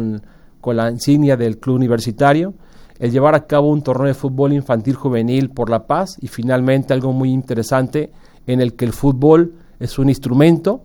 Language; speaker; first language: Spanish; native; Spanish